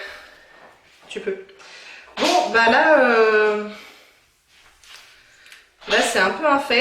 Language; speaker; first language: French; native; French